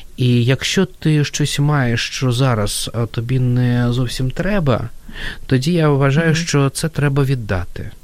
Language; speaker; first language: Ukrainian; non-native, local second language; Russian